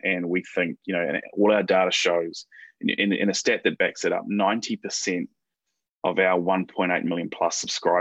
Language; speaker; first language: English; native; English